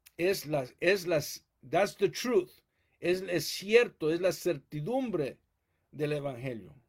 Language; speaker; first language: Spanish; early bilingual, heritage; Spanish